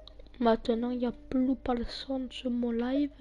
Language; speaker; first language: French; native; French